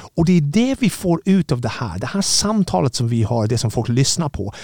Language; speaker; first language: Swedish; non-native, fluent; English